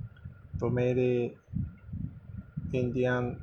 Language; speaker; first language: Hindi; non-native, learner; Bangla